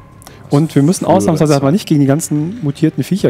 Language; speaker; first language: German; native; German